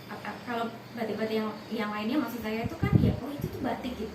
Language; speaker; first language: Indonesian; native; Indonesian